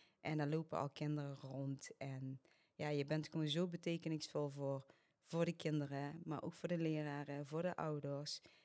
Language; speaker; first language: Dutch; early bilingual, other home language; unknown